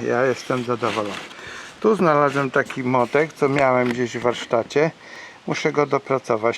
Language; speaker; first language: Polish; native; Polish